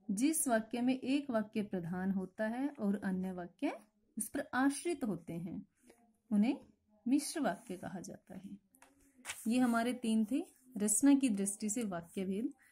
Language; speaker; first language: Hindi; native; Hindi